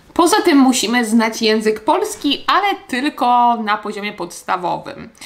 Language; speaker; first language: Polish; native; Polish